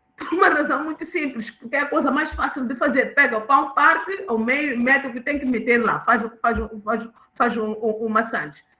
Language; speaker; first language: Portuguese; non-native, local second language; Tsonga